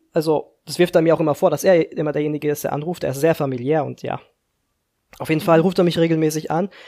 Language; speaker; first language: German; early bilingual, other home language; Czech